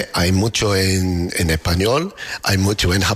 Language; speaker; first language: Spanish; non-native, learner; English